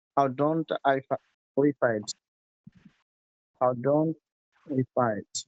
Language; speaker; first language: English; non-native, learner; Bangla